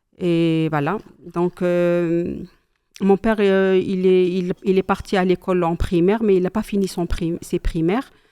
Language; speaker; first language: French; non-native, local second language; Kabyle